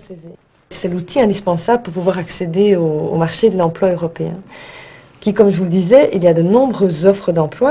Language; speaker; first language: French; native; French